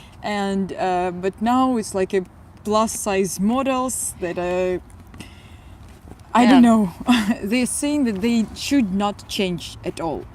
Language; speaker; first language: English; non-native, fluent; Russian